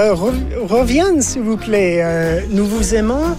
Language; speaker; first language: French; non-native, fluent; English